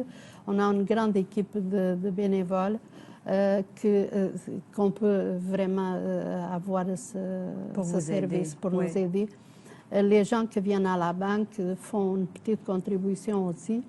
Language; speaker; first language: French; non-native, fluent; Portuguese